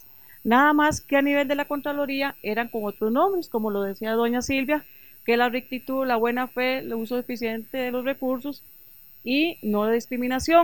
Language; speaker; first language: Spanish; native; Spanish